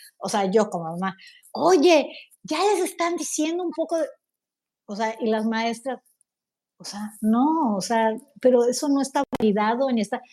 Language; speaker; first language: Spanish; native; Spanish